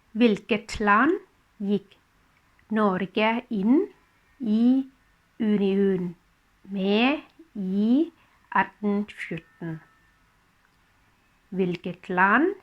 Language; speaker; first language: Norwegian; non-native, fluent; Thai